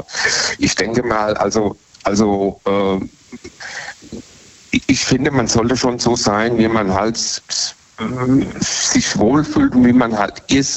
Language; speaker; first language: German; native; German